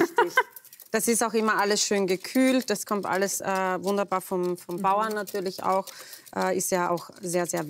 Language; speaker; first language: German; native; German